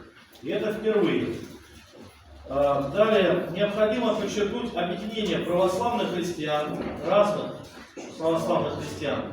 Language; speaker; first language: Russian; native; Russian